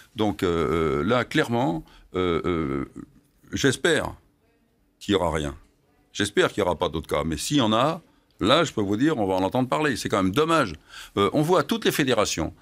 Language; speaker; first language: French; native; French